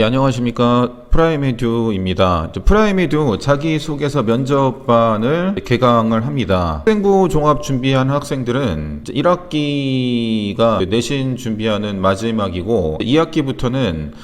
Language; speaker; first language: Korean; native; Korean